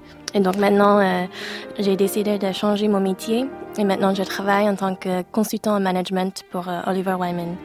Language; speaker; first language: French; non-native, fluent; English